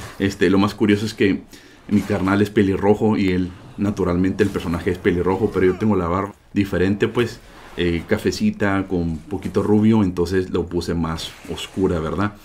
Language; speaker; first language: Spanish; native; Spanish